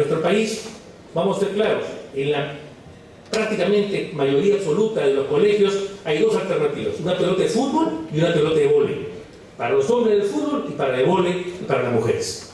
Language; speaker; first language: Spanish; native; Spanish